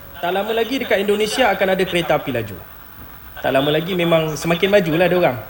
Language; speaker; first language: Malay; native; Malay